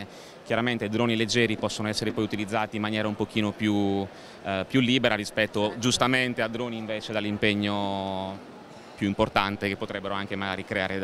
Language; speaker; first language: Italian; native; Italian